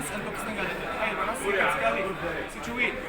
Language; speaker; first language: Indonesian; non-native, fluent; Turkish